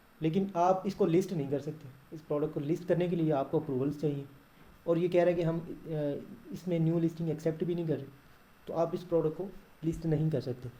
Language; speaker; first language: Urdu; non-native, local second language; Punjabi